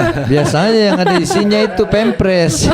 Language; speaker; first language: Indonesian; native; Indonesian